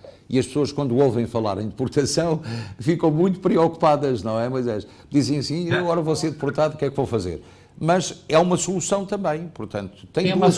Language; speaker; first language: Portuguese; native; Portuguese